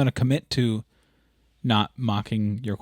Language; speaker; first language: English; native; English